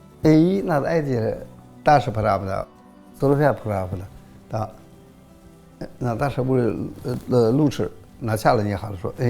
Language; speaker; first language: Russian; non-native, learner; Chinese